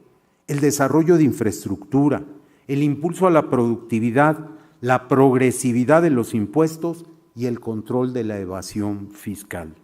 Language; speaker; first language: Spanish; native; Spanish